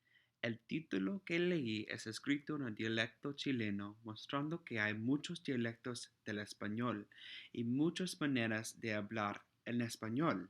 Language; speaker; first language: Spanish; non-native, fluent; English